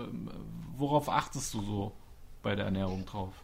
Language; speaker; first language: German; native; German